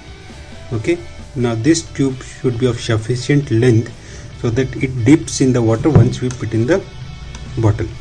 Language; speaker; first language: English; non-native, local second language; Hindi